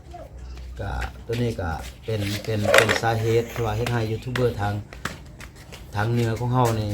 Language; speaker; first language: Thai; non-native, local second language; Lao